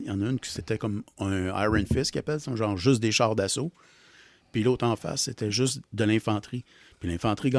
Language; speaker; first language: French; native; French